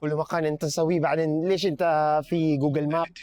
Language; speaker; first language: Arabic; non-native, learner; Filipino